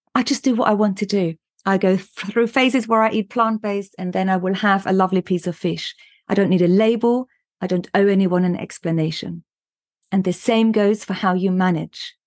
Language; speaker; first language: English; non-native, fluent; German